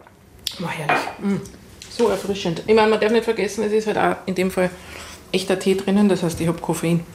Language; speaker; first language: German; native; German